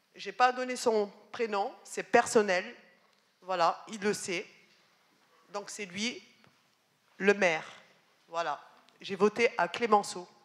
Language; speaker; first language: French; native; French